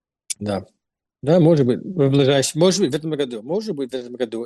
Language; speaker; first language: Russian; non-native, fluent; English